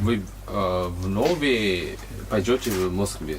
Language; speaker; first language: Russian; non-native, learner; Japanese